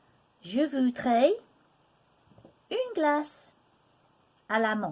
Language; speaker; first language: French; non-native, fluent; English